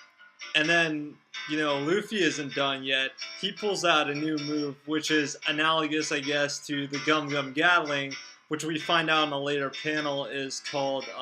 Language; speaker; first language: English; native; English